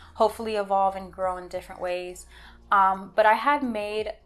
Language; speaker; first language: English; native; English